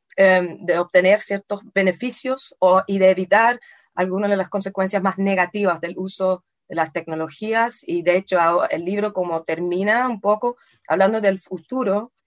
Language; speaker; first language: Spanish; non-native, fluent; Dutch